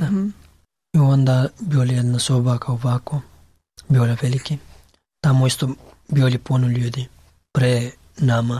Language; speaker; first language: Serbian; non-native, learner; Pashto